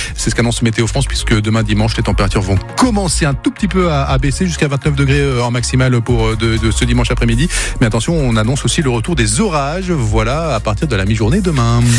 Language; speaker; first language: French; native; French